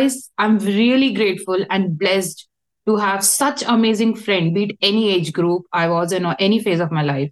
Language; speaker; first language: English; non-native, local second language; Hindi